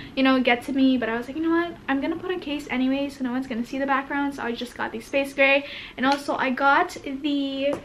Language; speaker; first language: English; native; English